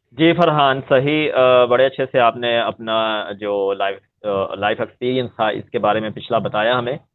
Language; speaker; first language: Urdu; non-native, local second language; Punjabi